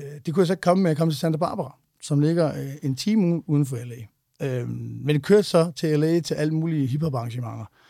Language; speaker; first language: Danish; native; Danish